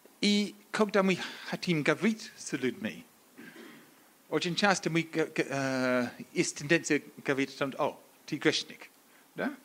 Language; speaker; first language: Russian; non-native, learner; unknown